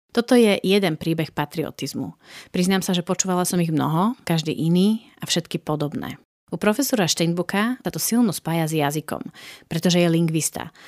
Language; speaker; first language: Slovak; native; Slovak